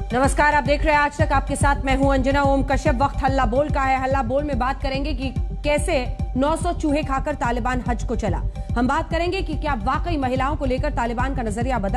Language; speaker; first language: Hindi; native; Hindi